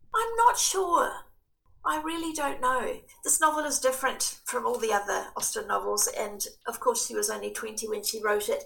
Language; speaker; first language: English; native; English